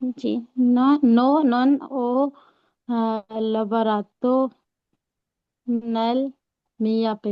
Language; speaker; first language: Italian; non-native, learner; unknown